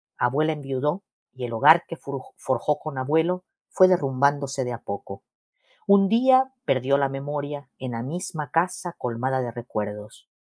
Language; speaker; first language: Spanish; native; Spanish